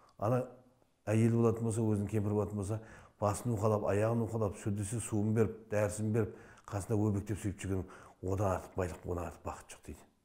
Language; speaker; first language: Kazakh; native; Kazakh